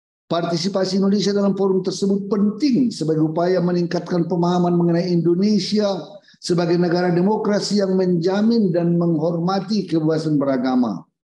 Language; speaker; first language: Indonesian; native; Indonesian